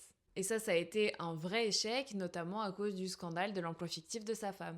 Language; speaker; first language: French; native; French